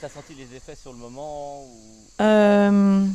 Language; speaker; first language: French; native; French